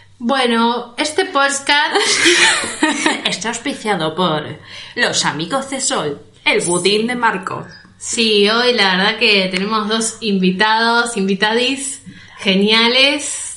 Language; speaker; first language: Spanish; native; Spanish